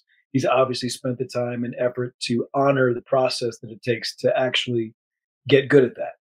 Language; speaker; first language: English; native; English